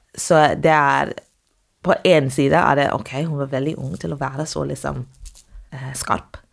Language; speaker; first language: Norwegian; non-native, fluent; English